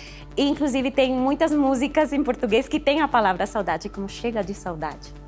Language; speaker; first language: Portuguese; non-native, fluent; Spanish